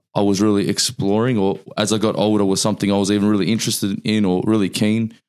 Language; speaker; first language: English; early bilingual, other home language; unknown